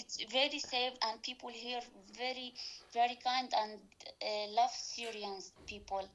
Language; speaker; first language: English; non-native, learner; Arabic